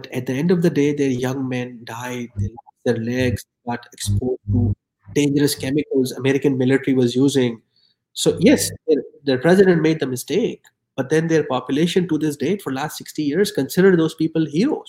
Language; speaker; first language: English; non-native, local second language; Urdu